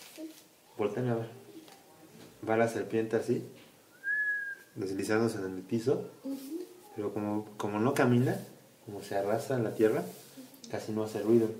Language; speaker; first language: Spanish; native; Spanish